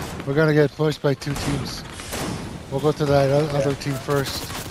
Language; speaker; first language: English; early bilingual, other home language; Spanish